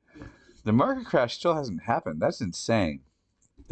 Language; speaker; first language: English; native; English